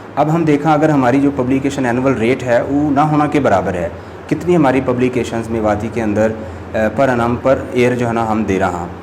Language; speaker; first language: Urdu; non-native, local second language; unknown